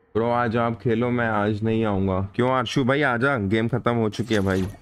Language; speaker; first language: Hindi; native; Hindi